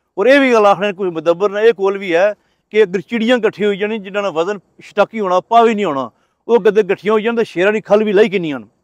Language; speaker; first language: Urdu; non-native, local second language; Pahari-Potwari